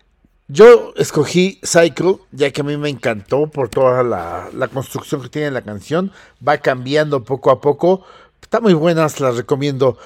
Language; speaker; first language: Spanish; native; Spanish